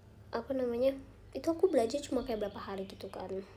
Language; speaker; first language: Indonesian; native; Indonesian